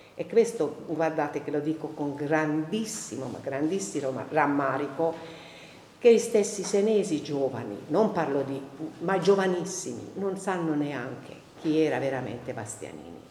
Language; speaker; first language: Italian; non-native, fluent; Hungarian